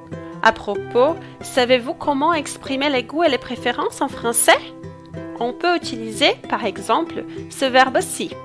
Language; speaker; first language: French; non-native, fluent; Portuguese